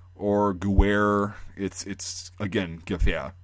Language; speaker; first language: English; native; English